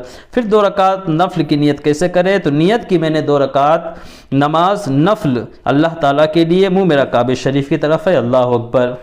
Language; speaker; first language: Urdu; native; Urdu